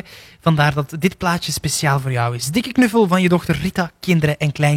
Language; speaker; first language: Dutch; native; Dutch